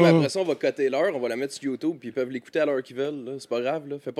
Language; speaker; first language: French; native; French